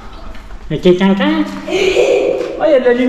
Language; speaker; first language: French; native; French